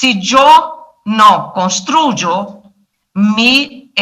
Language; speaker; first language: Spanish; non-native, learner; Portuguese